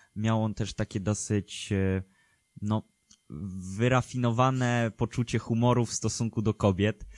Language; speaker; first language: Polish; native; Polish